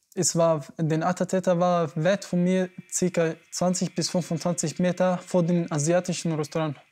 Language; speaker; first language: German; non-native, fluent; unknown